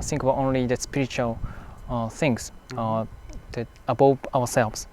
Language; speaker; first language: English; non-native, fluent; Japanese